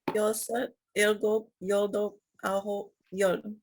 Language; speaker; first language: Korean; non-native, learner; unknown